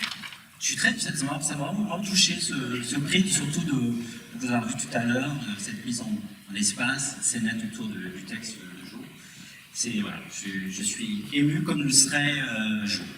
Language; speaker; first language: French; native; French